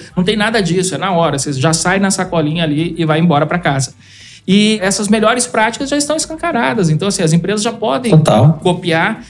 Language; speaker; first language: Portuguese; native; Portuguese